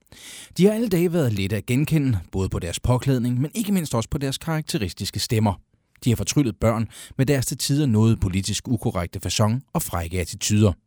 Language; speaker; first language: Danish; native; Danish